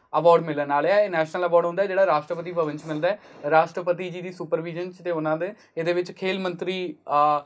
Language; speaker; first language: Punjabi; non-native, local second language; Hindi